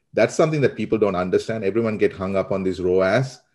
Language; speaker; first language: English; non-native, local second language; Sinhala